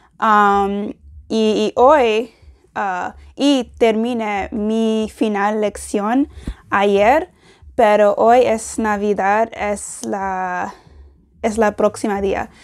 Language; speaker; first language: Spanish; non-native, learner; English